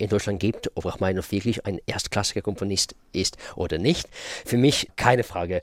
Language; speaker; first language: German; non-native, fluent; Russian